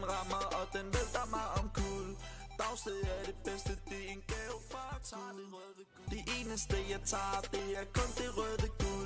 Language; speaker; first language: Danish; native; Danish